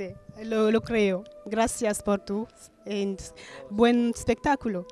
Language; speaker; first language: Spanish; non-native, learner; French